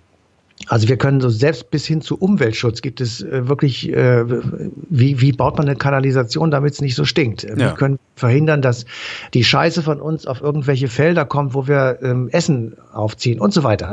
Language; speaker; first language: German; native; German